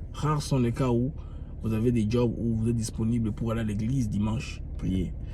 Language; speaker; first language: French; non-native, local second language; Lingala